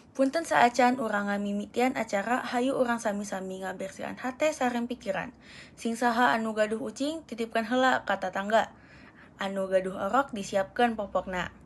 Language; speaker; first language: Sundanese; native; Sundanese